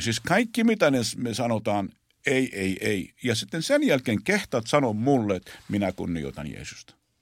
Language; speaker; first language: Finnish; non-native, fluent; Arabic